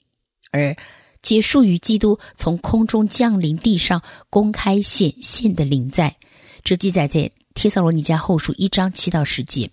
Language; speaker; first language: Chinese; native; Chinese